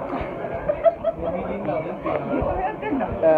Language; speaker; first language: Japanese; native; Japanese